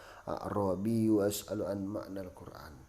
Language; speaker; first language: Arabic; non-native, fluent; Indonesian